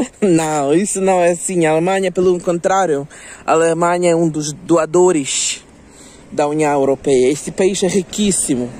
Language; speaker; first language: Portuguese; non-native, fluent; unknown